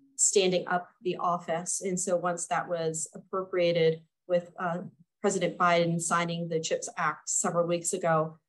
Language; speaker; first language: English; native; English